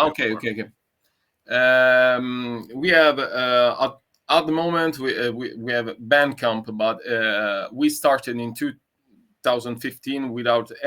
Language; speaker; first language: English; non-native, learner; Italian